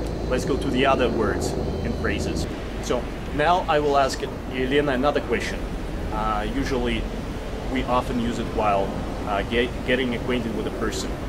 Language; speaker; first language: English; non-native, fluent; Ukrainian